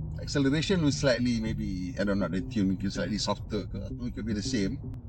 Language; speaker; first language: English; non-native, local second language; Malay